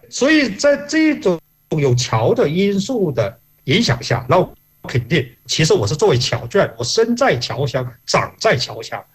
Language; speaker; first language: Chinese; non-native, local second language; Hakka Chinese